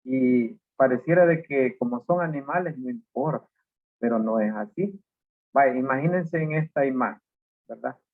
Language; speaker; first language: Spanish; native; Spanish